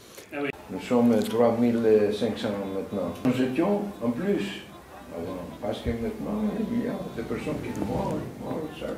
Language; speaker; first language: French; non-native, fluent; Greek